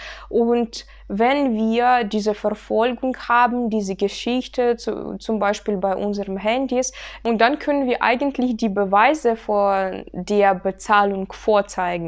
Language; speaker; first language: German; non-native, fluent; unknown